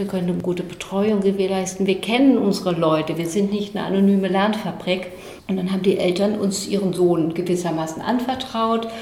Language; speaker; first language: German; native; German